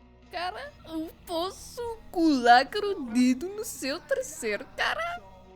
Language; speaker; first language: Portuguese; non-native, learner; English